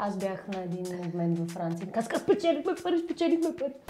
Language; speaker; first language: Bulgarian; native; Bulgarian